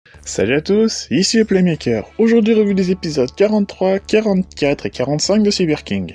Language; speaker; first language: French; native; French